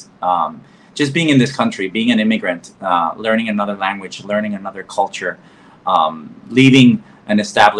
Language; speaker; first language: English; non-native, fluent; Spanish